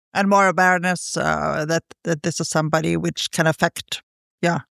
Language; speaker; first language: English; non-native, fluent; German